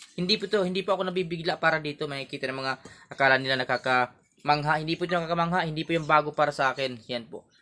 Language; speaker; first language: Filipino; non-native, local second language; Waray